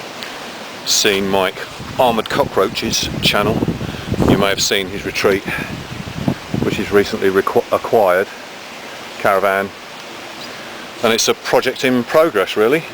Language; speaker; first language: English; native; English